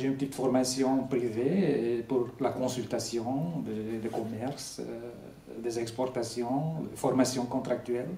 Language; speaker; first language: French; non-native, fluent; Hungarian